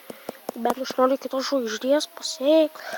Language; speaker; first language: Lithuanian; native; Lithuanian